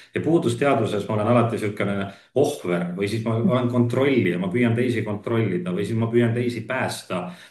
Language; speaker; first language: Estonian; native; Estonian